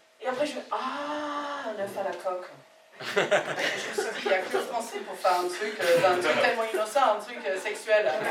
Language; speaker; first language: French; non-native, fluent; English